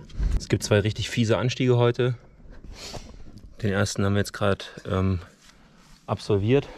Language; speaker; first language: German; native; German